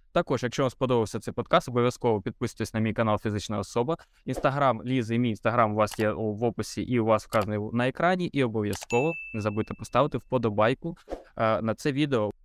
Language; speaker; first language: Ukrainian; non-native, local second language; Russian